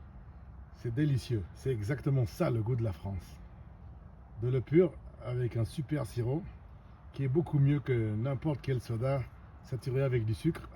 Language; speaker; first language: French; non-native, fluent; Spanish